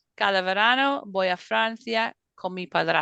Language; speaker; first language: Spanish; non-native, fluent; English